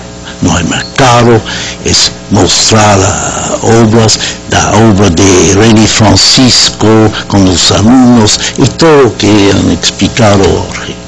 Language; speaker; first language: Spanish; non-native, fluent; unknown